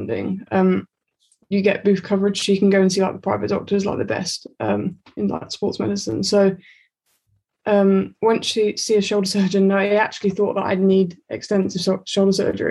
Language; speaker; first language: English; native; English